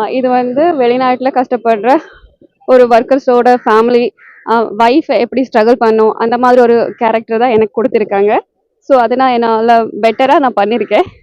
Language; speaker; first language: Tamil; non-native, fluent; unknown